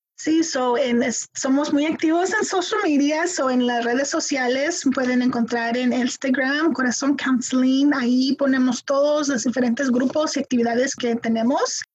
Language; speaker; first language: Spanish; early bilingual, heritage; Spanish